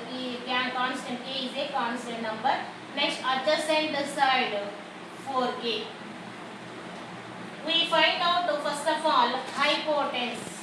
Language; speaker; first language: English; non-native, local second language; Telugu